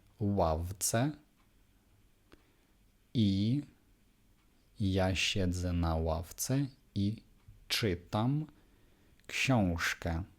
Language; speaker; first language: Polish; non-native, fluent; Ukrainian